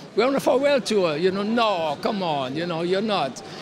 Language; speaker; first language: English; non-native, fluent; German